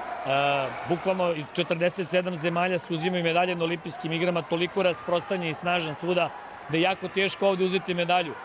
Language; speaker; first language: Serbian; native; Serbian